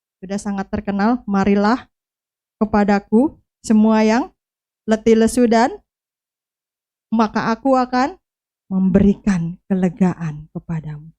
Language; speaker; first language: Indonesian; native; Indonesian